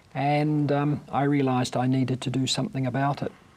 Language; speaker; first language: English; native; English